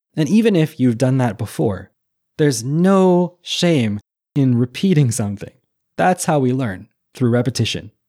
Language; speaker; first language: English; native; English